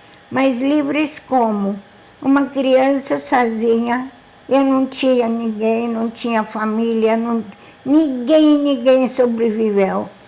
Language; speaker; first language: Portuguese; non-native, fluent; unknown